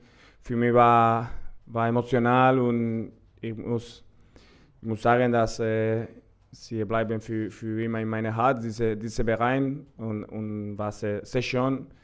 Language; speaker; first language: German; non-native, learner; Spanish